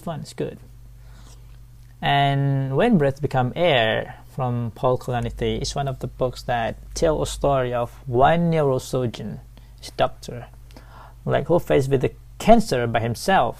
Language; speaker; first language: English; non-native, fluent; Thai